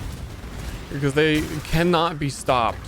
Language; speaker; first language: English; native; English